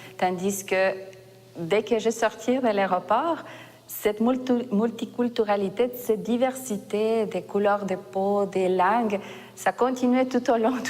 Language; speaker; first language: French; non-native, fluent; Spanish